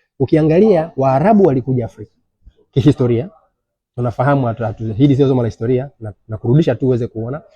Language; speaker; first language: Swahili; native; Swahili